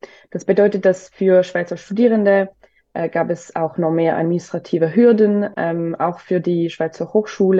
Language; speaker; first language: German; non-native, local second language; French